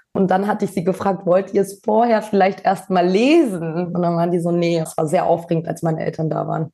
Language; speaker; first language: German; early bilingual, other home language; Bosnian